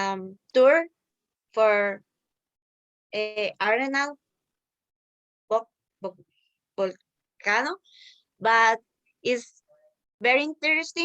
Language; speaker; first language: English; non-native, learner; Spanish